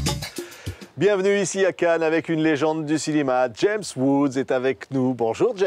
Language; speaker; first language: French; native; French